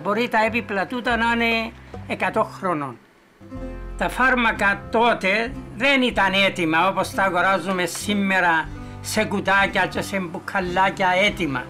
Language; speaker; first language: Greek; native; Greek